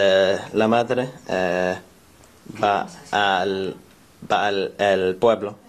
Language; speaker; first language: Spanish; non-native, learner; English